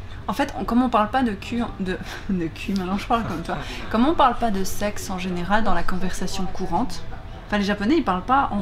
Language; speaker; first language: French; native; French